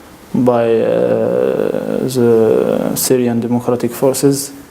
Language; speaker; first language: English; non-native, fluent; French